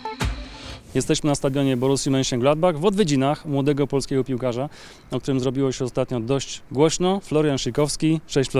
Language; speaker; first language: Polish; native; Polish